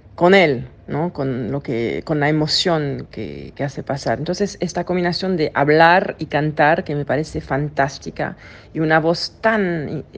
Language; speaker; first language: Spanish; non-native, fluent; French